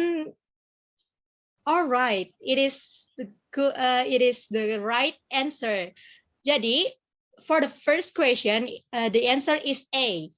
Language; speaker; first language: English; non-native, learner; Indonesian